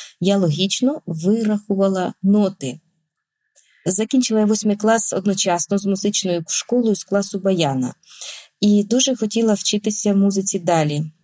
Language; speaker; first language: Ukrainian; non-native, local second language; Russian